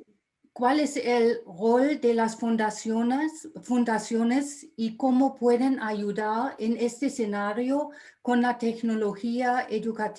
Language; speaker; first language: Spanish; non-native, fluent; German